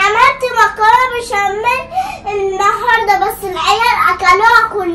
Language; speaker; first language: Arabic; native; Arabic